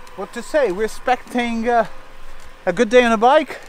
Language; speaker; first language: English; non-native, fluent; Italian